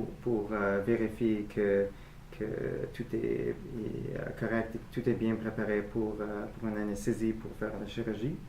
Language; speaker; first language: French; non-native, fluent; English